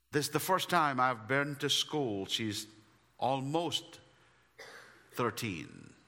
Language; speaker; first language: English; non-native, local second language; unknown